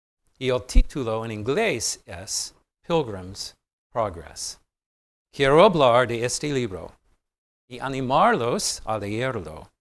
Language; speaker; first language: Spanish; non-native, fluent; English